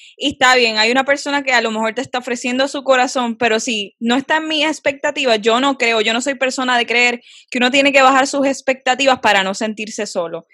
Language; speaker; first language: Spanish; native; Spanish